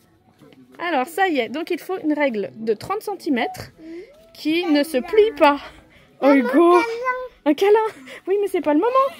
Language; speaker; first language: French; native; French